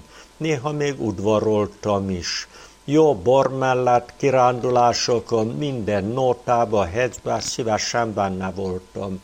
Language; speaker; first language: Hungarian; native; Hungarian